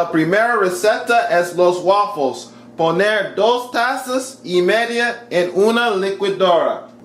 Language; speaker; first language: Spanish; non-native, learner; English